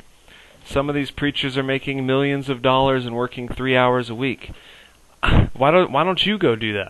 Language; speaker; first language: English; native; English